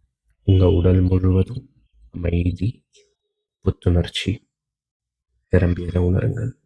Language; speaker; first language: Tamil; native; Tamil